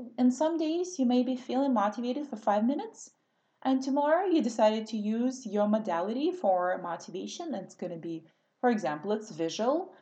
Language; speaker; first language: English; non-native, fluent; Russian